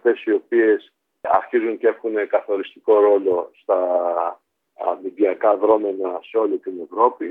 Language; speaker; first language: Greek; native; Greek